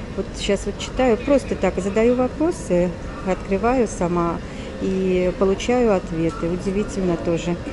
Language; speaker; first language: Russian; native; Russian